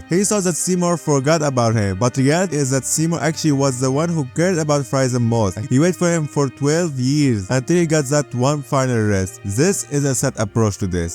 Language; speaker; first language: English; non-native, fluent; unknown